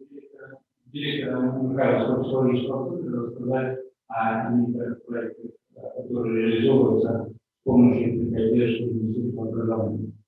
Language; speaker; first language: Russian; native; Russian